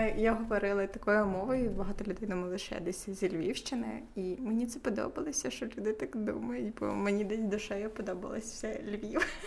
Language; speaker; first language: Ukrainian; native; Ukrainian